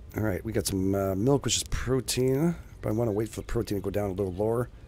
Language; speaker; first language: English; native; English